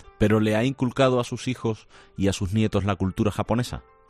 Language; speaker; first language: Spanish; native; Spanish